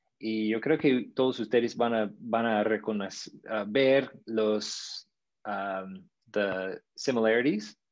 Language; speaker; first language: Spanish; non-native, fluent; English